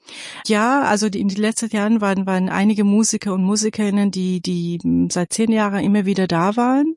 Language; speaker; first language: German; non-native, fluent; Persian